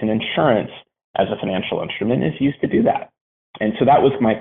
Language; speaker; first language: English; native; English